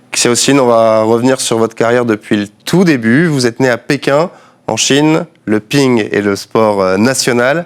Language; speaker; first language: French; native; French